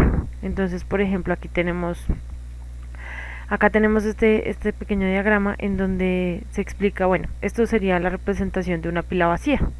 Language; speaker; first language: Spanish; native; Spanish